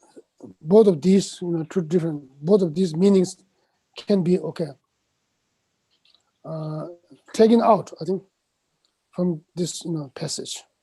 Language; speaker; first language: English; non-native, fluent; Tibetan